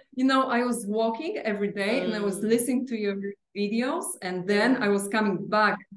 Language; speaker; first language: English; non-native, fluent; Polish